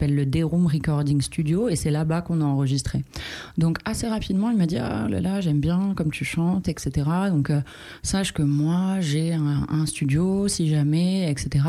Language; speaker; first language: French; native; French